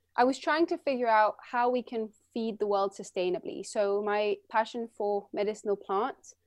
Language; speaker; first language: English; native; English